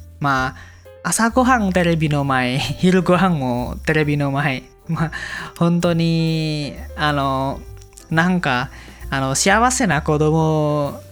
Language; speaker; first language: Japanese; non-native, learner; Indonesian